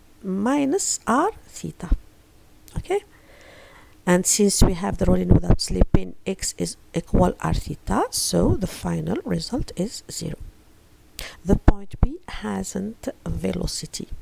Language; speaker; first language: English; non-native, fluent; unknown